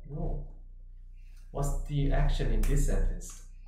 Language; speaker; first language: English; non-native, fluent; Korean